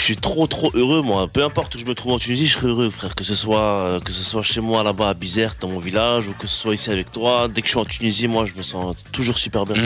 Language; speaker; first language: French; native; French